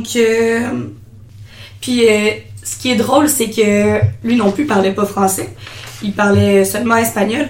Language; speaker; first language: French; native; French